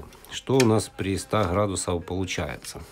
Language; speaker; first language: Russian; native; Russian